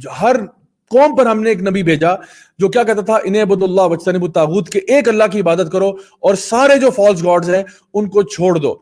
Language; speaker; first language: Urdu; native; Urdu